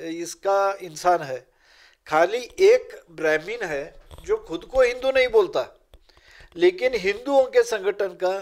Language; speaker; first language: Urdu; non-native, local second language; Marathi